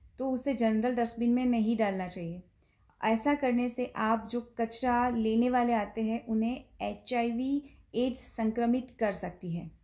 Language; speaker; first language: Hindi; non-native, local second language; Gujarati